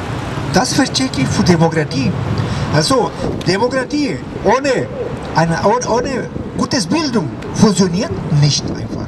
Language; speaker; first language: German; non-native, fluent; Spanish